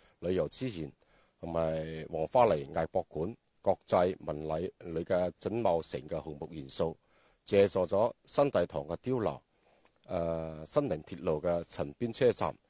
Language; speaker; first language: Cantonese; native; Cantonese